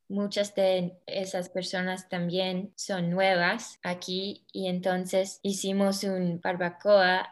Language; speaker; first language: Spanish; early bilingual, heritage; English